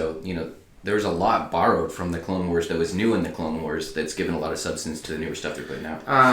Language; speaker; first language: English; native; English